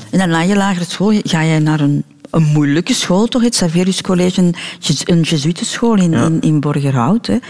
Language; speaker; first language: Dutch; native; Dutch